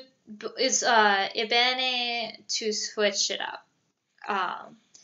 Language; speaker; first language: Italian; non-native, learner; English